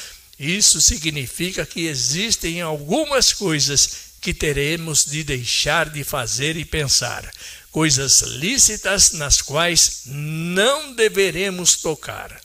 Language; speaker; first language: Portuguese; native; Portuguese